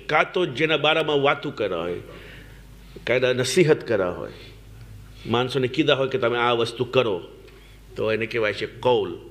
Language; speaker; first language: Gujarati; early bilingual, heritage; Gujarati